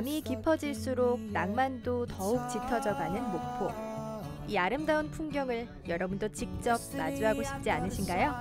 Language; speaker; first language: Korean; native; Korean